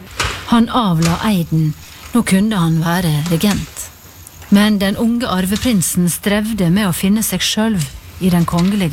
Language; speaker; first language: Norwegian; native; Norwegian